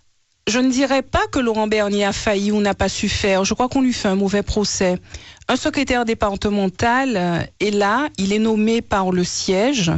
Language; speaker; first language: French; native; French